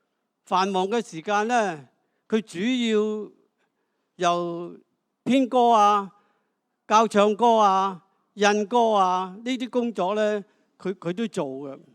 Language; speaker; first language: Cantonese; native; Cantonese